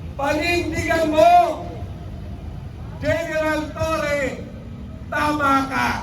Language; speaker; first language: Filipino; native; Filipino